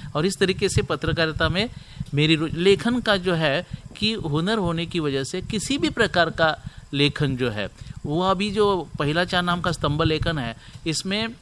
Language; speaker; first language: Hindi; non-native, local second language; Marathi